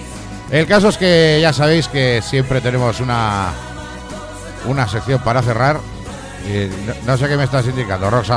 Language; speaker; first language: Spanish; native; Spanish